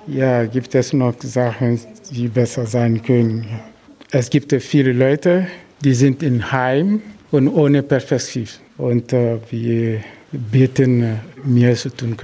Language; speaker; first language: German; non-native, learner; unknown